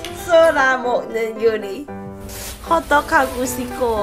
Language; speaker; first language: Korean; non-native, learner; Cantonese